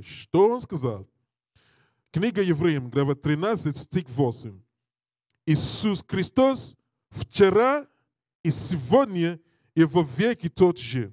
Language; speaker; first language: Russian; non-native, learner; English